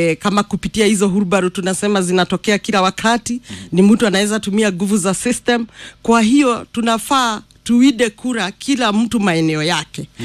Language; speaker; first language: Swahili; non-native, local second language; Kikuyu